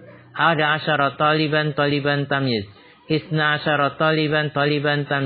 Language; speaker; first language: Arabic; non-native, fluent; Indonesian